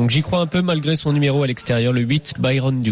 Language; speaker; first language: French; native; French